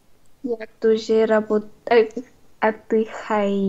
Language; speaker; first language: Russian; non-native, learner; Vietnamese